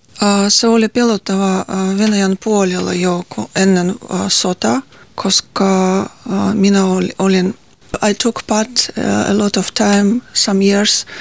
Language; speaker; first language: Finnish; non-native, learner; Russian